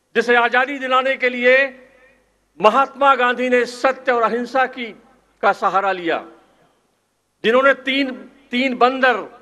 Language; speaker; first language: Hindi; native; Hindi